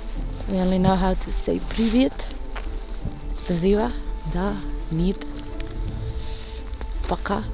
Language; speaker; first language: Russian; non-native, learner; Spanish